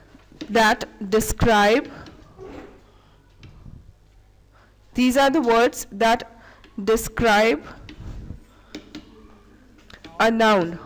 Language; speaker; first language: English; non-native, local second language; Hindi